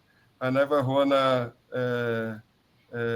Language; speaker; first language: English; non-native, learner; Portuguese